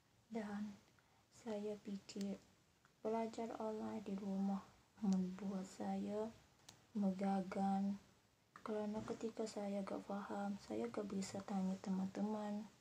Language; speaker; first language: Indonesian; non-native, learner; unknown